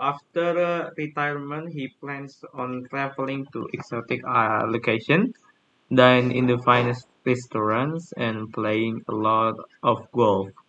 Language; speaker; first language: English; non-native, fluent; Indonesian